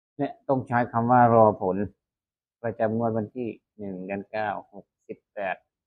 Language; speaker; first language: Thai; native; Thai